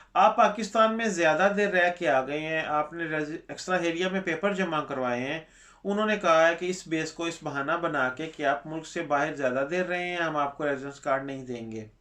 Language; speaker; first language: Urdu; non-native, local second language; Punjabi